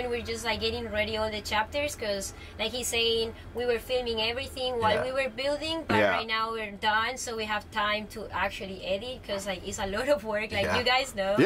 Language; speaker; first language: English; non-native, fluent; Spanish